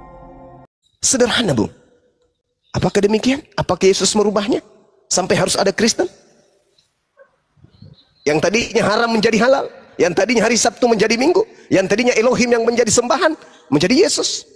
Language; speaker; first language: Indonesian; native; Indonesian